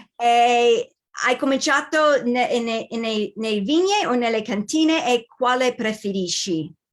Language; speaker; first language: Italian; non-native, learner; English